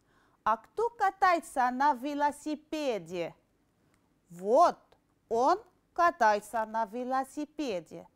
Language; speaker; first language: Russian; non-native, fluent; Arabic